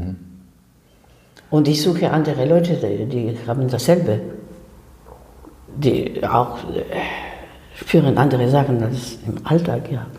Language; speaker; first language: German; non-native, fluent; Spanish